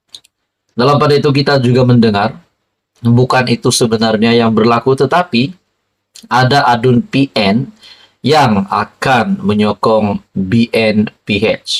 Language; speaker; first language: Malay; native; Malay